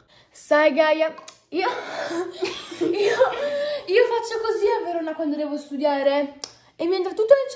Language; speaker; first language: Italian; native; Italian